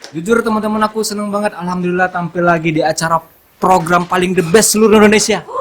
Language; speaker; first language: Indonesian; non-native, local second language; Minangkabau